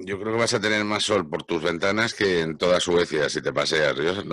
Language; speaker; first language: Spanish; native; Spanish